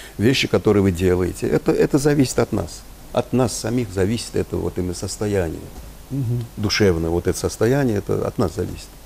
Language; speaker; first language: Russian; non-native, local second language; Armenian